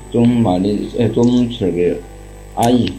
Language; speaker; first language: Korean; non-native, learner; Chinese